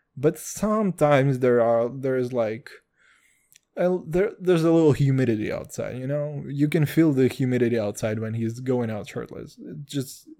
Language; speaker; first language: English; non-native, fluent; Kazakh